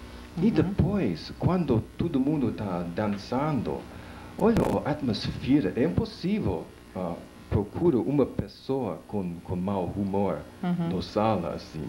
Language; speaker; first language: Portuguese; non-native, fluent; English